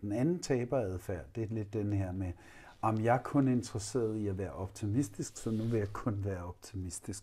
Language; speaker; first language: Danish; native; Danish